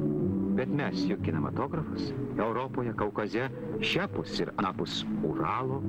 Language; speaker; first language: Lithuanian; native; Lithuanian